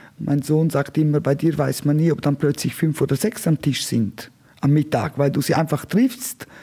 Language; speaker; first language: German; non-native, local second language; Romansh